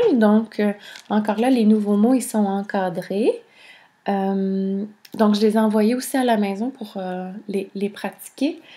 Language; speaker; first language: French; native; French